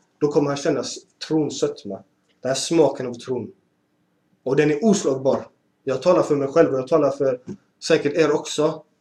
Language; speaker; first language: Swedish; early bilingual, other home language; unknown